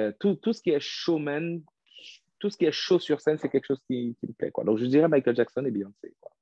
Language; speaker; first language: French; non-native, local second language; Haitian Creole